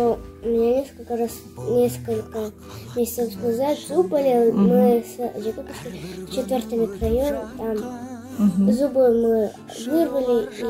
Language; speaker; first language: Russian; non-native, local second language; Kazakh